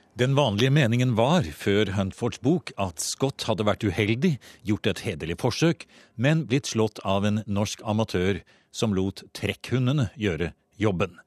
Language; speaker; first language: Norwegian; native; Norwegian